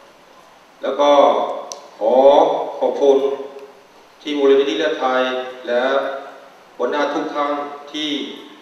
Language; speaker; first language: Thai; non-native, fluent; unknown